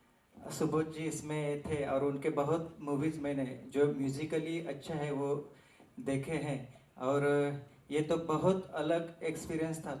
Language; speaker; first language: Hindi; non-native, local second language; Marathi